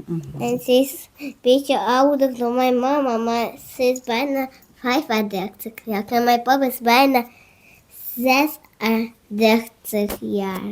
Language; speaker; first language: Dutch; early bilingual, other home language; Russian